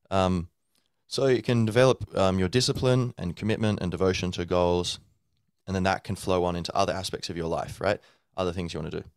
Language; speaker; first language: English; native; English